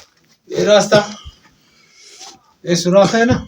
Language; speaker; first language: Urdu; non-native, local second language; Pashto